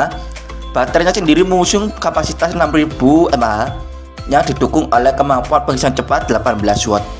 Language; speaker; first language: Indonesian; native; Indonesian